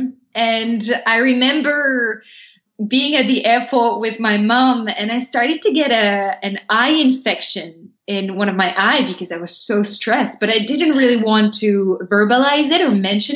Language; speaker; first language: English; non-native, fluent; French